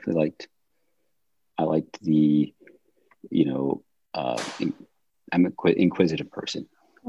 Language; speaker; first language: English; native; English